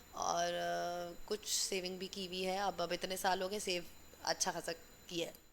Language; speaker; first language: Urdu; native; Urdu